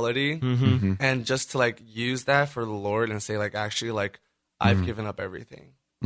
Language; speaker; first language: English; native; English